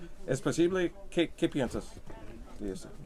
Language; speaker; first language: Spanish; non-native, fluent; English